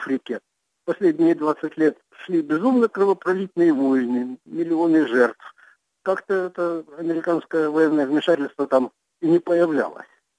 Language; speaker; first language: Russian; native; Russian